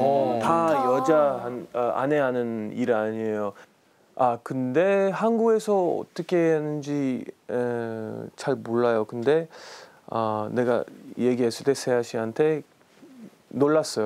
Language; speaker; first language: Korean; non-native, learner; English